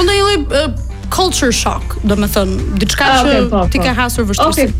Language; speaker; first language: Albanian; native; Albanian